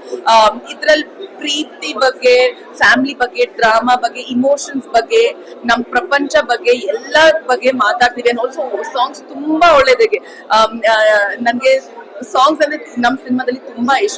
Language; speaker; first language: Kannada; non-native, fluent; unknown